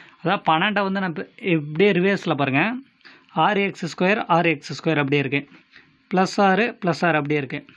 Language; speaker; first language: Tamil; native; Tamil